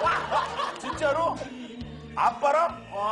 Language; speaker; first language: Korean; native; Korean